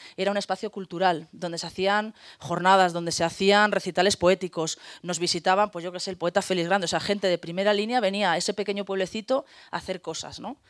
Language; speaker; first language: Spanish; native; Spanish